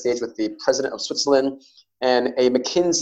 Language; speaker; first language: English; native; English